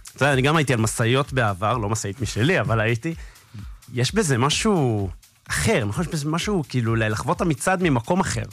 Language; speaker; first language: Hebrew; native; Hebrew